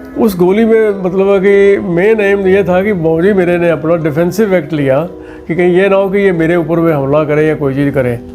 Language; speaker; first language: Hindi; non-native, local second language; Punjabi